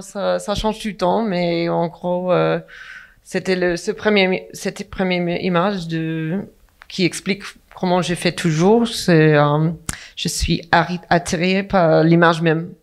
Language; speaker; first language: French; non-native, fluent; English